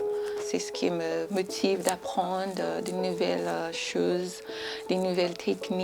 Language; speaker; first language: French; non-native, fluent; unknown